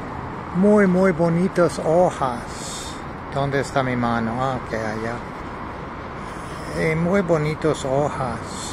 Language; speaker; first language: Spanish; non-native, learner; English